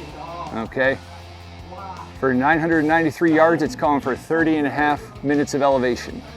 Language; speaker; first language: English; native; English